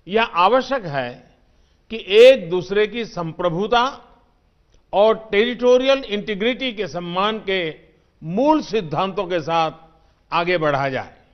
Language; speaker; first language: Hindi; non-native, local second language; Gujarati